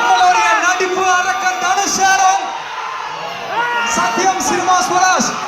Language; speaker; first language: Tamil; native; Tamil